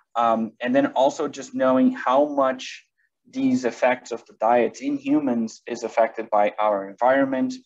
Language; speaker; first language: English; non-native, fluent; Portuguese